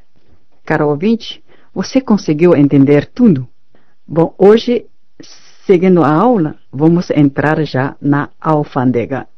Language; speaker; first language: Portuguese; non-native, fluent; Chinese